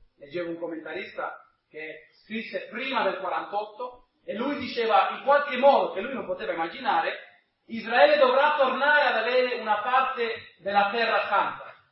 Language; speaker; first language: Italian; non-native, fluent; English